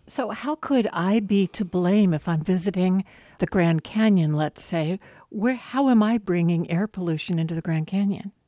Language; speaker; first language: English; native; English